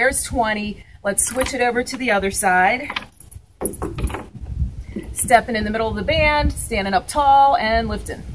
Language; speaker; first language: English; native; English